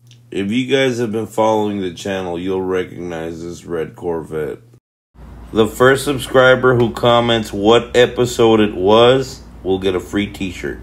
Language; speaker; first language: English; early bilingual, other home language; Spanish